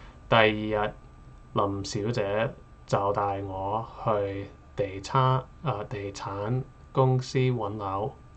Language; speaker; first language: Cantonese; non-native, learner; English